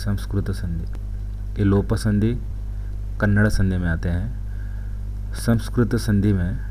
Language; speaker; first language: Urdu; non-native, local second language; Kannada